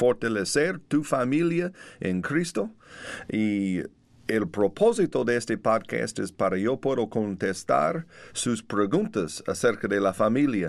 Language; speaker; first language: Spanish; non-native, learner; English